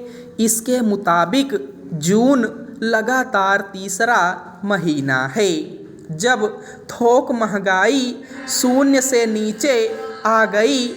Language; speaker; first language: Hindi; native; Hindi